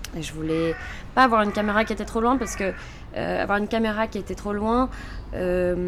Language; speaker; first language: French; native; French